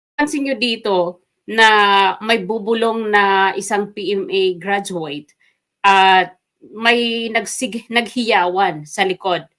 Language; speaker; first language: Filipino; non-native, local second language; Waray